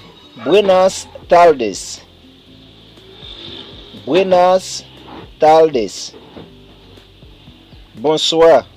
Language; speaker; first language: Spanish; non-native, fluent; Haitian Creole